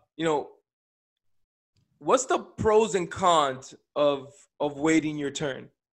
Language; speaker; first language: English; early bilingual, other home language; Spanish